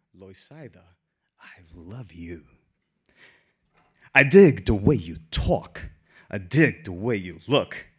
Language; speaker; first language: English; native; English